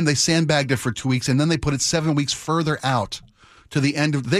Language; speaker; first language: English; native; English